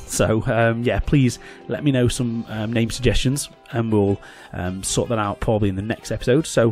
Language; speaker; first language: English; native; English